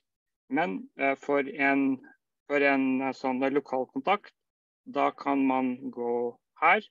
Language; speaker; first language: Norwegian; non-native, fluent; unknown